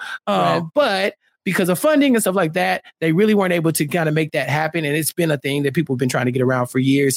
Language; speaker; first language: English; native; English